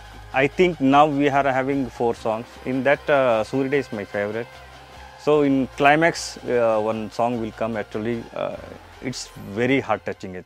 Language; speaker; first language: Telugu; non-native, learner; Kannada